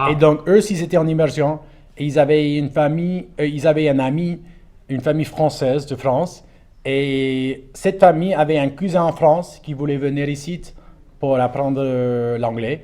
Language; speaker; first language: French; non-native, local second language; English